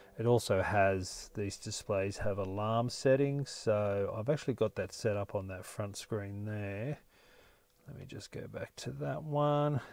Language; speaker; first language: English; native; English